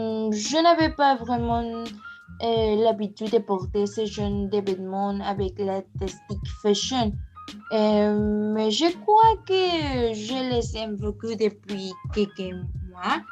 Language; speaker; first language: French; non-native, learner; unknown